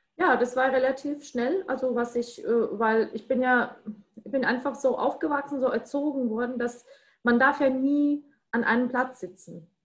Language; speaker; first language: German; non-native, fluent; Russian